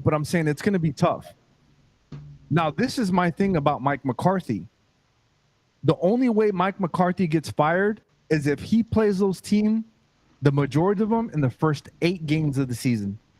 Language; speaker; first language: English; native; English